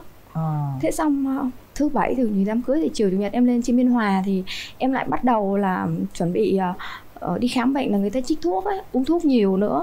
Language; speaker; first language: Vietnamese; native; Vietnamese